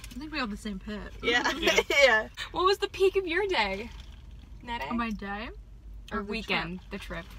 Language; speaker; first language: English; native; English